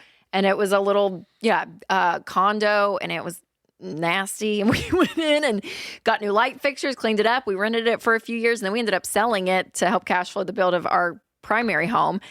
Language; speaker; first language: English; native; English